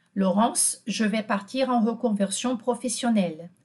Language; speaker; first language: French; non-native, fluent; Portuguese